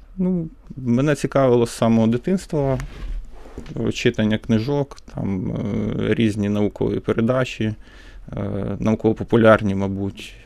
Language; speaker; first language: Ukrainian; native; Ukrainian